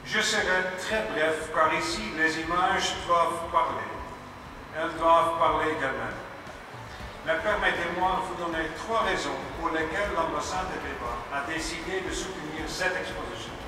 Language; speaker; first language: French; non-native, fluent; Dutch